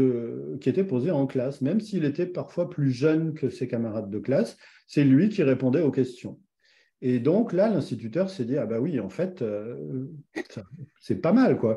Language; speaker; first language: French; native; French